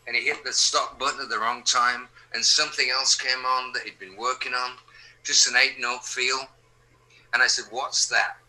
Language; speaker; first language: English; native; English